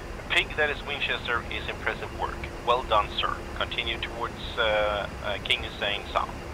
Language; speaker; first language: English; non-native, fluent; Swedish